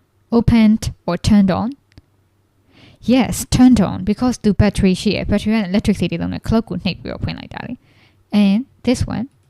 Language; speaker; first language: English; non-native, fluent; Burmese